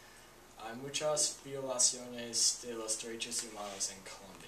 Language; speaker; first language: Spanish; non-native, learner; English